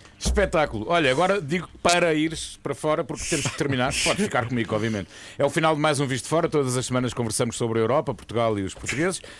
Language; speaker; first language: Portuguese; native; Portuguese